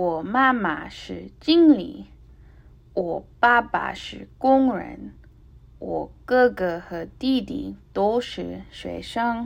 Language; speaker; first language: Chinese; non-native, learner; English